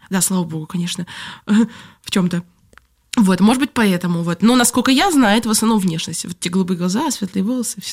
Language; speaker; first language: Russian; native; Russian